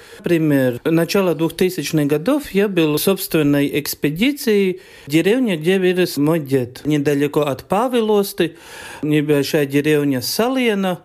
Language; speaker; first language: Russian; non-native, fluent; Latvian